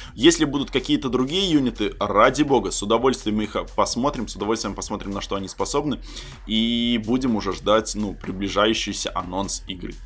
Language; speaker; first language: Russian; native; Russian